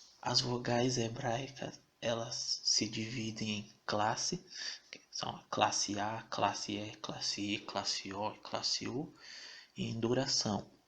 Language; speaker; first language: Portuguese; native; Portuguese